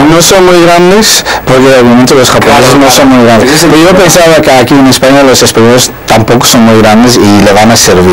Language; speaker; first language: Spanish; non-native, fluent; Dutch